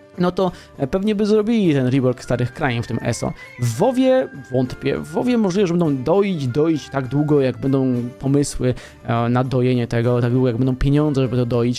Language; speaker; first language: Polish; native; Polish